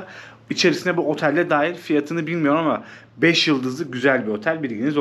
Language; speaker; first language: Turkish; native; Turkish